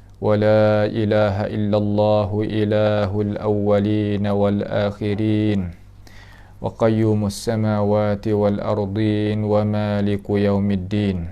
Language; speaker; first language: Arabic; non-native, fluent; Malay